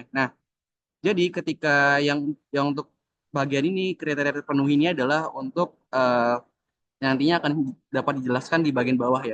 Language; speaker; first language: Indonesian; native; Indonesian